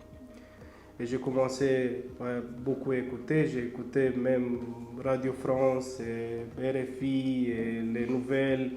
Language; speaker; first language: French; non-native, fluent; Romanian